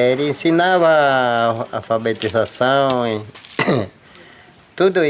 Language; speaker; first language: Portuguese; non-native, local second language; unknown